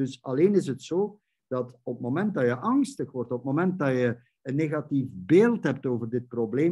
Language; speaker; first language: Dutch; native; Dutch